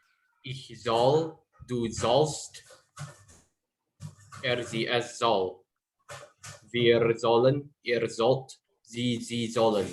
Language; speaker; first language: German; non-native, learner; Indonesian